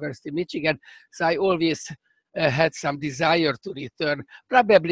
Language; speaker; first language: English; non-native, fluent; Hungarian